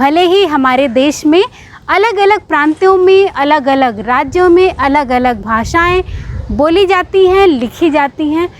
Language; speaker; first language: Hindi; native; Hindi